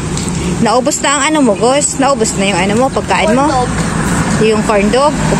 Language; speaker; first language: Filipino; native; Filipino